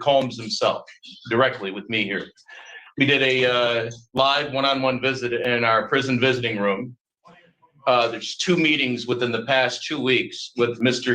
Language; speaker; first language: English; native; English